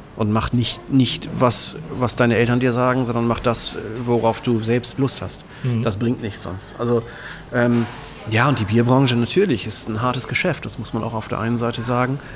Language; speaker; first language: German; native; German